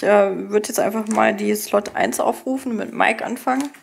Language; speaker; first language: German; native; German